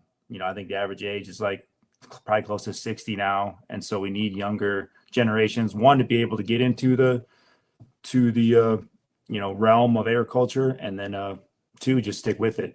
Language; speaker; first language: English; native; English